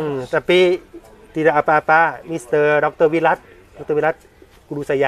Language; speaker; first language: Indonesian; non-native, learner; Thai